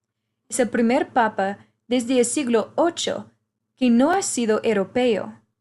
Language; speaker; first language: Spanish; non-native, fluent; English